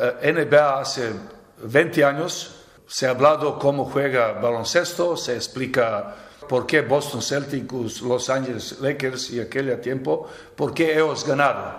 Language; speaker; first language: Spanish; non-native, fluent; Serbian